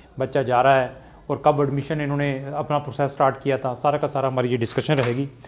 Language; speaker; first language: Hindi; non-native, local second language; Punjabi